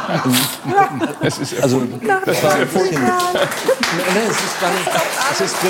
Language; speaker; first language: German; native; German